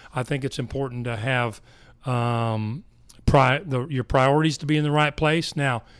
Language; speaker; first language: English; native; English